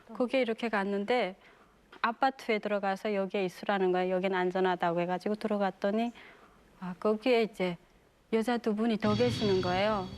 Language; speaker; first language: Korean; native; Korean